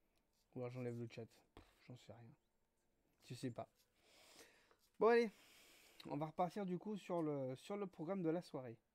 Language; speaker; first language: French; native; French